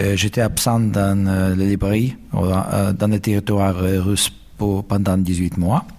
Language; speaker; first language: French; non-native, fluent; Russian